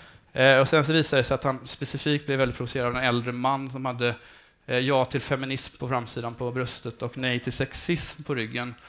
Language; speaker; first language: Swedish; native; Swedish